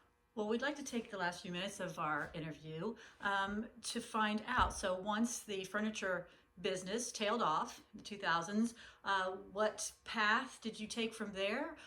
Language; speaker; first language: English; native; English